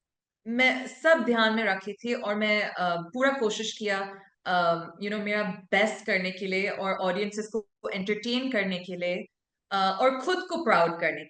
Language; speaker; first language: Hindi; non-native, local second language; English